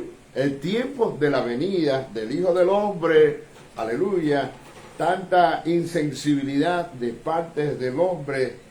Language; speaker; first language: Spanish; native; Spanish